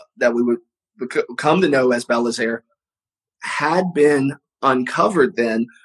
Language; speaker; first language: English; native; English